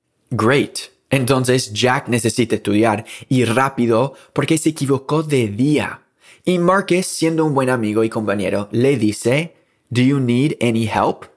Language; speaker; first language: Spanish; native; Spanish